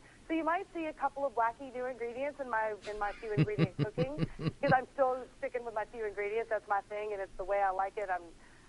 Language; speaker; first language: English; native; English